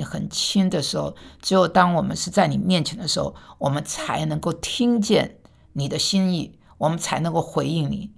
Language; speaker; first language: Chinese; non-native, fluent; Korean